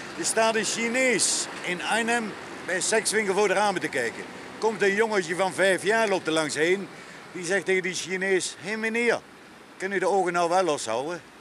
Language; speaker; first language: Dutch; native; Dutch